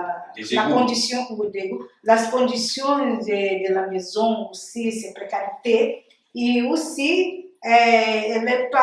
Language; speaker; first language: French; non-native, learner; Portuguese